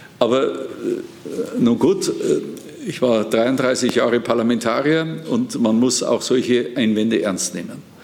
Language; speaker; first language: German; native; German